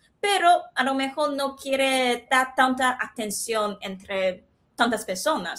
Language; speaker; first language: Spanish; non-native, fluent; Chinese